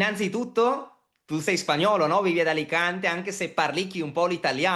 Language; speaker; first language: Italian; native; Italian